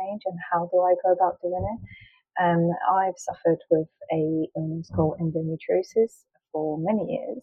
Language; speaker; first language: English; non-native, fluent; Polish